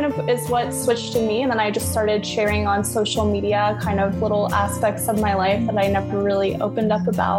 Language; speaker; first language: English; native; English